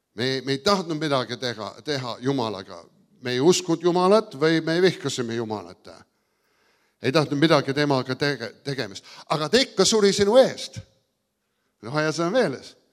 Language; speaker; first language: Estonian; early bilingual, heritage; Estonian